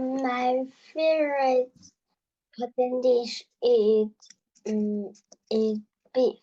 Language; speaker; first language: English; non-native, learner; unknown